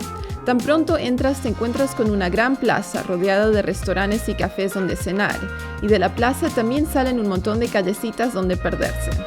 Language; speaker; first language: Spanish; native; Spanish